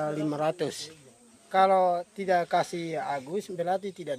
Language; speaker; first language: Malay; non-native, learner; English